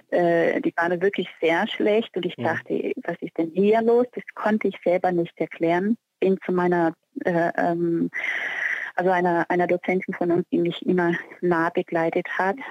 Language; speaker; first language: German; non-native, fluent; Portuguese